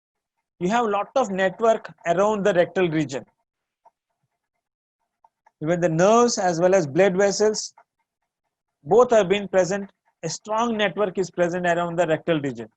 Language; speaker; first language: English; non-native, local second language; Tamil